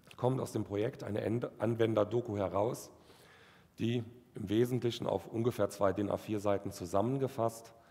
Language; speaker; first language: German; native; German